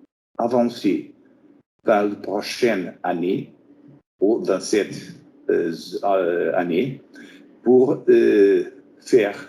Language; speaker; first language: French; non-native, fluent; Portuguese